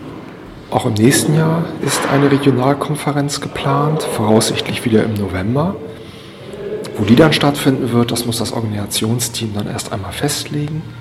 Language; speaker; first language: German; native; German